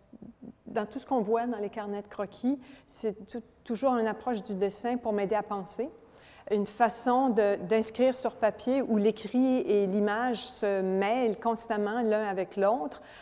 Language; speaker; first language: French; native; French